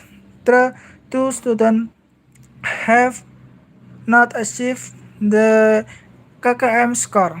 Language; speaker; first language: English; non-native, learner; Indonesian